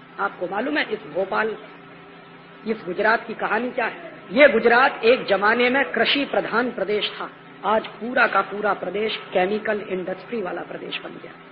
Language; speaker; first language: Hindi; native; Hindi